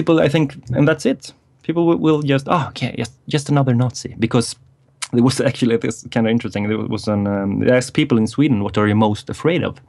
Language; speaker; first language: English; non-native, fluent; Swedish